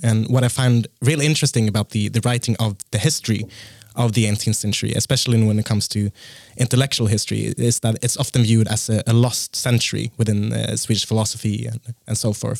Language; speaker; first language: English; non-native, fluent; Swedish